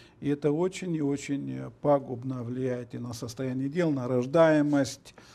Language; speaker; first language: Russian; non-native, local second language; Romanian